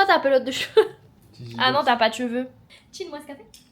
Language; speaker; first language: French; native; French